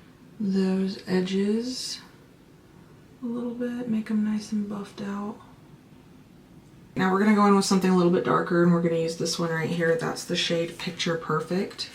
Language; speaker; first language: English; native; English